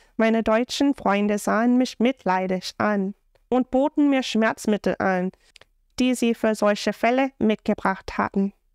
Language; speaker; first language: German; non-native, fluent; English